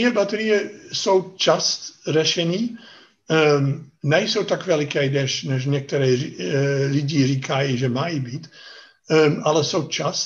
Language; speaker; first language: Czech; non-native, fluent; Dutch